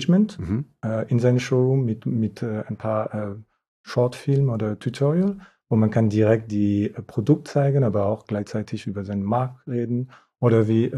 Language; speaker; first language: German; non-native, fluent; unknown